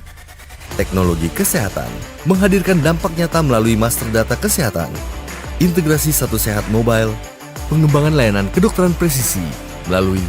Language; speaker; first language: Indonesian; native; Indonesian